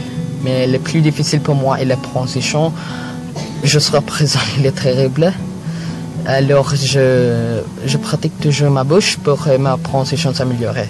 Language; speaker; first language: French; non-native, learner; Filipino